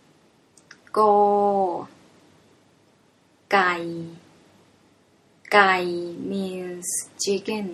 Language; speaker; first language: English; non-native, fluent; Thai